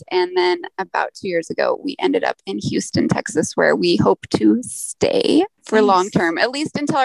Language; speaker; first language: English; native; English